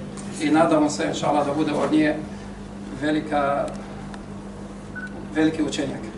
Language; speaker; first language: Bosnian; non-native, fluent; Arabic